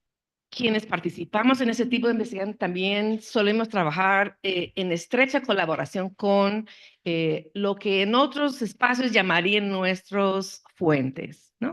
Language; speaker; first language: Spanish; non-native, fluent; English